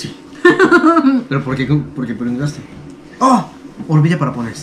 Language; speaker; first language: Spanish; non-native, learner; Japanese